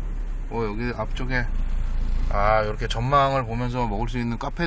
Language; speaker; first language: Korean; native; Korean